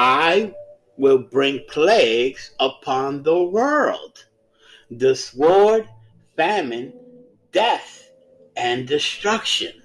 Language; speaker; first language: English; native; English